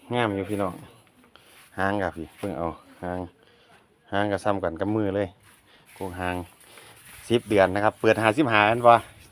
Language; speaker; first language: Thai; native; Thai